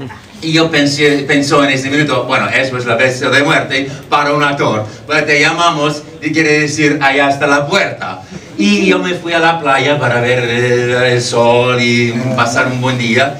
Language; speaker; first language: Spanish; non-native, fluent; English